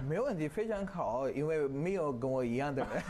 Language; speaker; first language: Chinese; non-native, learner; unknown